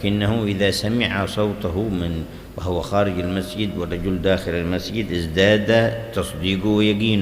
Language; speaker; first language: Arabic; native; Arabic